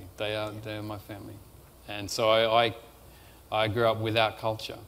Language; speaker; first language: English; native; English